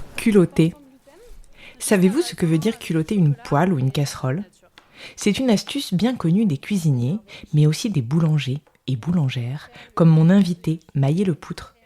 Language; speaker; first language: French; native; French